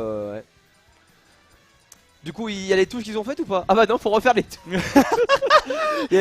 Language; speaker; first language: French; native; French